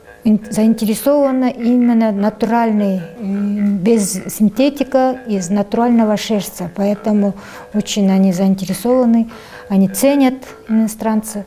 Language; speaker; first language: Russian; non-native, local second language; Kyrgyz